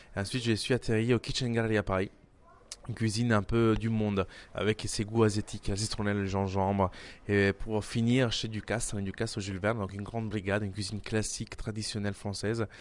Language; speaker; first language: French; non-native, fluent; Italian